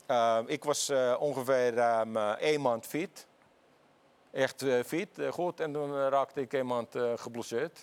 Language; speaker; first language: Dutch; non-native, fluent; Finnish